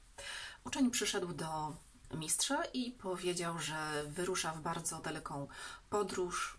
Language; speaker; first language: Polish; native; Polish